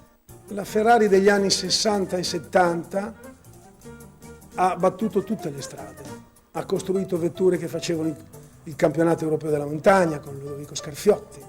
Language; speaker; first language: Italian; native; Italian